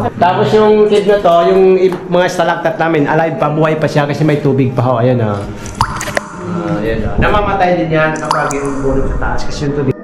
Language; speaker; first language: Filipino; non-native, local second language; Bikol